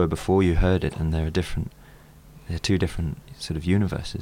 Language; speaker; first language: English; native; English